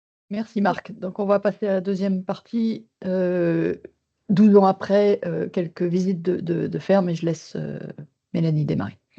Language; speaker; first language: French; native; French